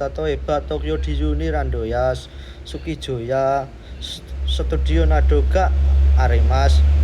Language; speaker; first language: Japanese; non-native, learner; Indonesian